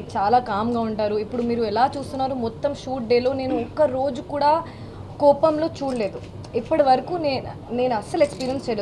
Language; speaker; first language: Telugu; non-native, fluent; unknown